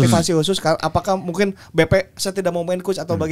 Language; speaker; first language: Indonesian; native; Indonesian